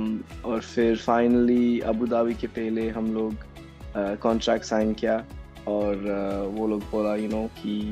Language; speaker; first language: Hindi; non-native, local second language; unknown